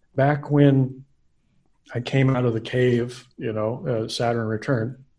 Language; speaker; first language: English; native; English